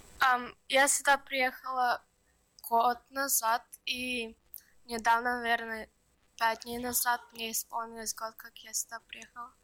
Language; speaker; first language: Russian; early bilingual, other home language; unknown